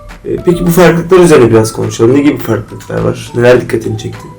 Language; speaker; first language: Turkish; native; Turkish